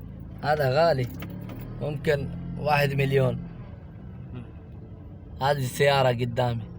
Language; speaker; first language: Arabic; non-native, learner; Saraiki